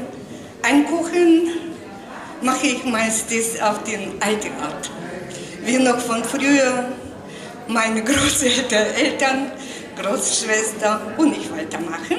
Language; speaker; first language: German; non-native, fluent; Russian